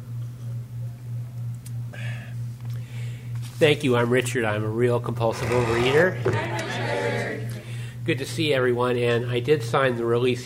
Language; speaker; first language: English; native; English